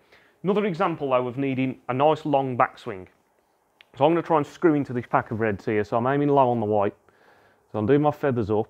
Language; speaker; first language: English; native; English